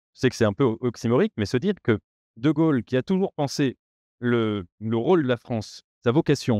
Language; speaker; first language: French; native; French